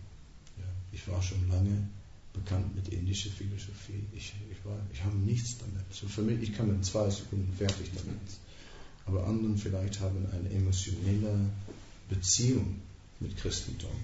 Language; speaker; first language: German; non-native, fluent; Dutch